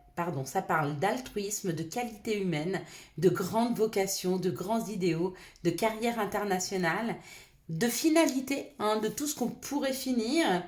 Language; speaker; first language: French; native; French